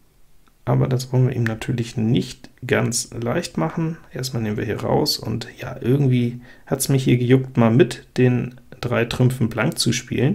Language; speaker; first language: German; native; German